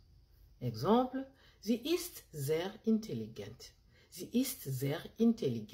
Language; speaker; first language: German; non-native, fluent; French